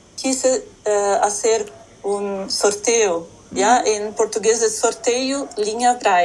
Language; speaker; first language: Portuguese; non-native, learner; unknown